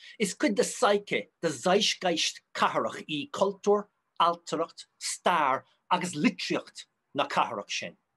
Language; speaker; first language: Irish; native; Irish